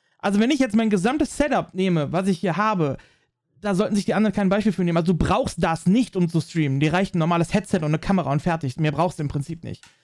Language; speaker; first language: German; native; German